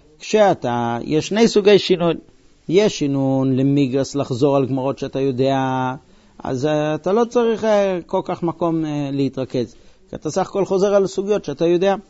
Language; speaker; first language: Hebrew; non-native, fluent; English